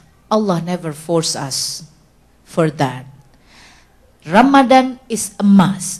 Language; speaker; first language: English; non-native, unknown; Indonesian